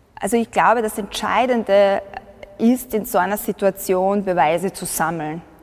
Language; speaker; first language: German; early bilingual, other home language; Bosnian